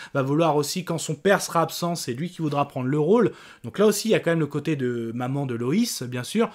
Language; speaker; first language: French; native; French